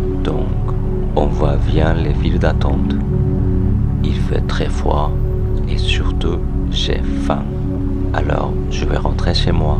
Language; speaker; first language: French; non-native, fluent; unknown